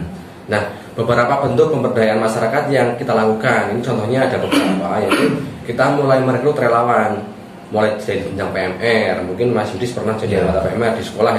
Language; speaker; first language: Indonesian; native; Indonesian